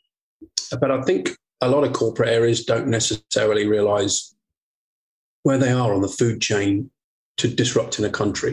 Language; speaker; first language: English; native; English